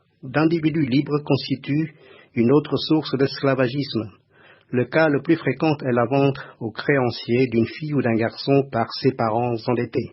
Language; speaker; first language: French; non-native, fluent; Khmer